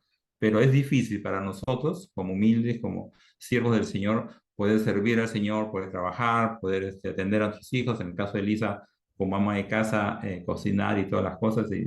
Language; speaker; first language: Spanish; native; Spanish